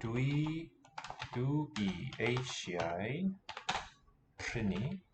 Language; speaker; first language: Welsh; non-native, learner; English